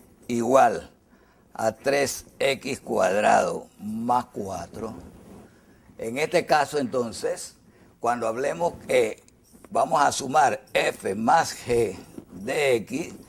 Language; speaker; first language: Spanish; native; Spanish